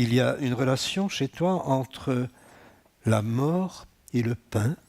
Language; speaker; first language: French; native; French